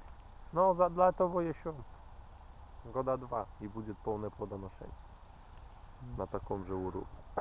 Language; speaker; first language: Russian; non-native, fluent; Polish